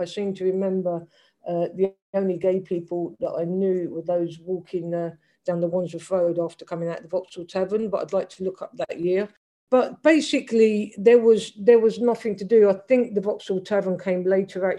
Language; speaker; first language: English; native; English